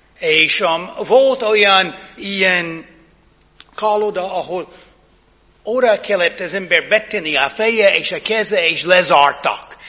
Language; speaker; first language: Hungarian; non-native, fluent; English